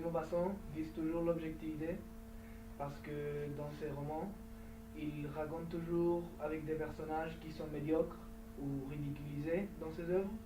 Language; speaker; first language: French; non-native, learner; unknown